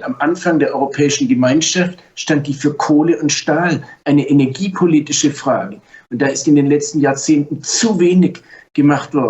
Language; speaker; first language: German; native; German